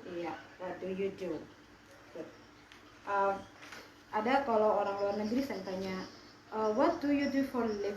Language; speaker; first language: English; non-native, learner; Indonesian